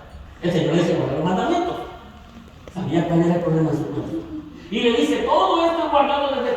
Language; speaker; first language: Spanish; native; Spanish